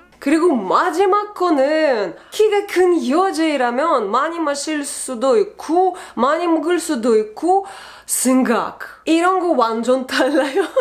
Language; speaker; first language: Korean; non-native, learner; Russian